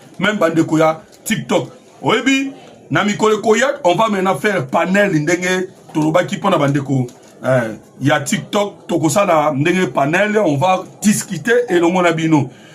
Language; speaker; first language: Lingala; native; Lingala